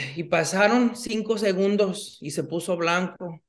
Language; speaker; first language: Spanish; early bilingual, heritage; Spanish